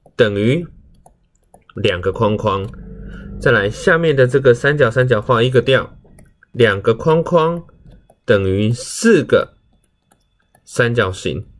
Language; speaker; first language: Chinese; native; Chinese